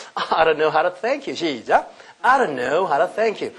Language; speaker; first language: English; non-native, fluent; Korean